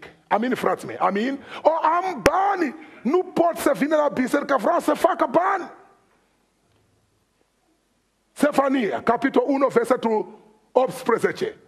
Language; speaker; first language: Romanian; non-native, fluent; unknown